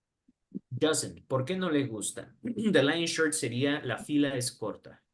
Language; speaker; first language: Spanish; native; Spanish